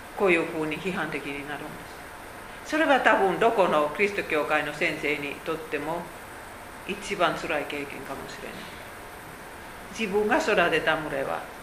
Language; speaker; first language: Japanese; non-native, fluent; Finnish